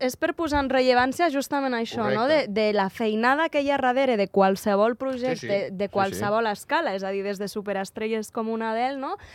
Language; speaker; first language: Catalan; native; Catalan